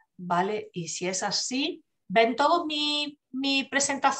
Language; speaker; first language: Spanish; native; Spanish